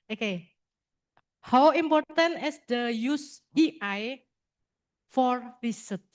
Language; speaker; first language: English; non-native, learner; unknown